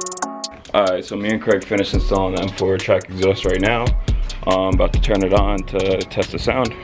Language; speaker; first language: English; native; English